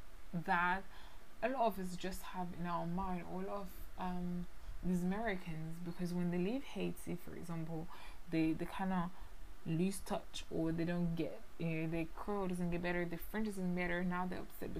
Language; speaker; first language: English; non-native, fluent; Haitian Creole